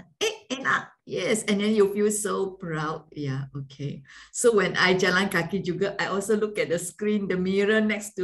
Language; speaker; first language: English; non-native, fluent; Malay